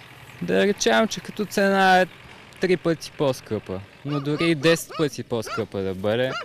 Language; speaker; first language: Bulgarian; native; Bulgarian